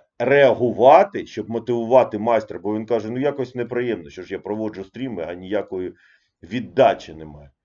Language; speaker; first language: Ukrainian; non-native, local second language; Russian